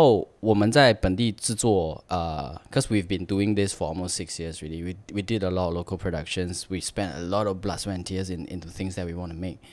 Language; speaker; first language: English; non-native, local second language; Chinese